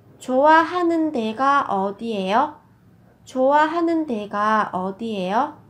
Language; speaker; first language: Korean; non-native, fluent; Vietnamese